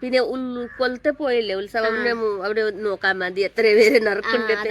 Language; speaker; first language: Malayalam; non-native, learner; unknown